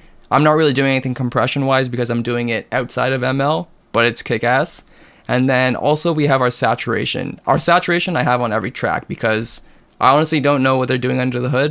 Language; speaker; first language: English; native; English